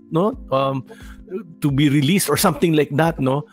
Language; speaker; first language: English; non-native, local second language; Filipino